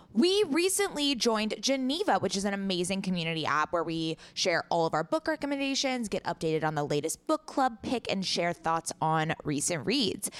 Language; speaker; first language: English; native; English